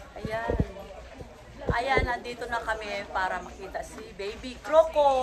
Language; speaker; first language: Filipino; non-native, local second language; Hiligaynon